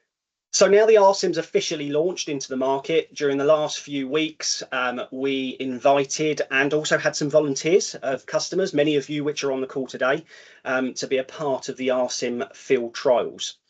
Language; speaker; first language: English; native; English